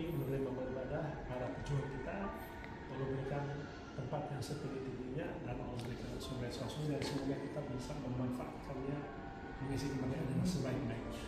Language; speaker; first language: Indonesian; native; Indonesian